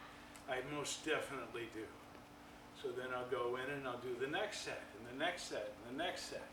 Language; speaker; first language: English; native; English